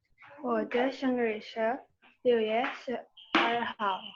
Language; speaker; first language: Chinese; non-native, learner; Indonesian